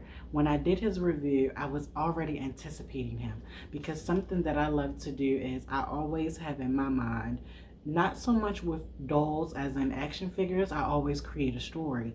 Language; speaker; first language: English; native; English